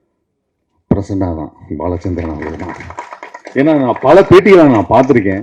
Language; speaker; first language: Tamil; native; Tamil